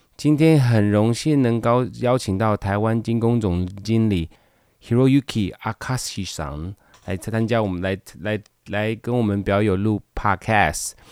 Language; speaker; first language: Chinese; native; Chinese